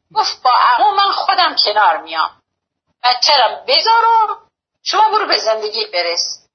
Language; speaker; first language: Persian; native; Persian